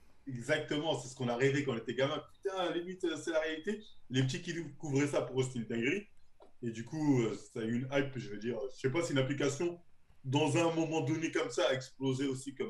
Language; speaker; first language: French; native; French